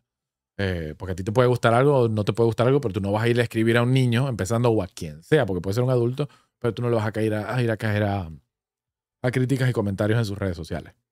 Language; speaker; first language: Spanish; native; Spanish